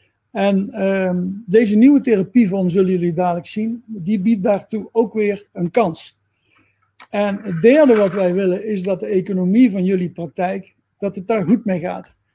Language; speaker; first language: Dutch; native; Dutch